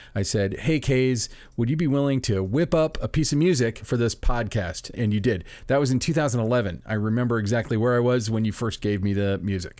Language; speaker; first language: English; native; English